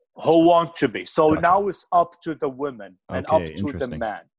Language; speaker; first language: English; non-native, fluent; Arabic